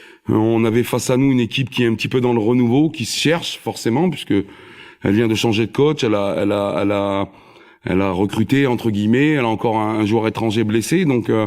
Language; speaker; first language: French; native; French